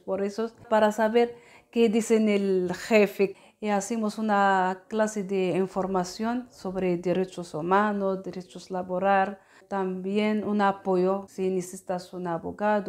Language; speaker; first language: Spanish; non-native, learner; Arabic